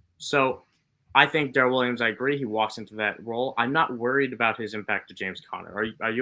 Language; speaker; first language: English; native; English